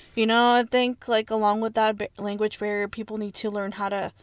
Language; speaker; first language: English; early bilingual, other home language; Spanish